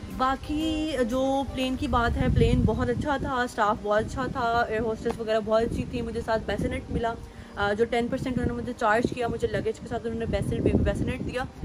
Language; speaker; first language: Urdu; native; Urdu